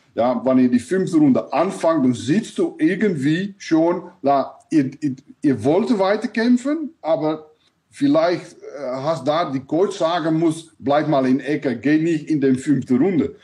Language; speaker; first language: German; non-native, learner; Dutch